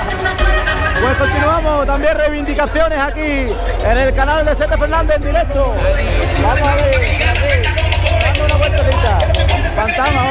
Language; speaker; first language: Spanish; native; Spanish